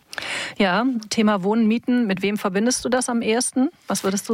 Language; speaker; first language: German; native; German